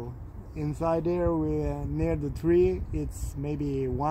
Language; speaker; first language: English; non-native, fluent; Swedish